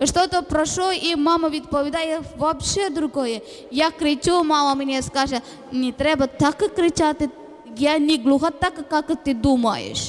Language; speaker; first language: Ukrainian; non-native, learner; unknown